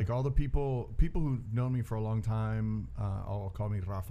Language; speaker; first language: English; early bilingual, other home language; Spanish